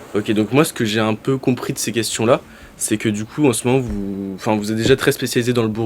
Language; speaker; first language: French; native; French